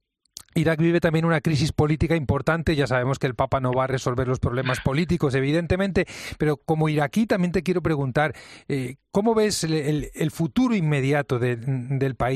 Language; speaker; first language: Spanish; native; Spanish